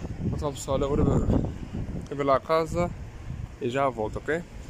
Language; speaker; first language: Portuguese; early bilingual, heritage; Portuguese